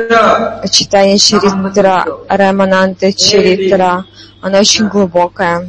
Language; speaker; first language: Russian; non-native, fluent; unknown